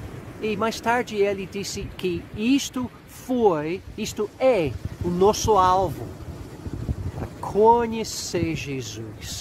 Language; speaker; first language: Portuguese; non-native, fluent; English